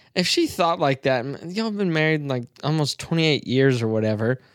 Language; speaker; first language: English; native; English